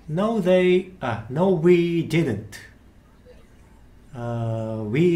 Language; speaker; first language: English; non-native, learner; Japanese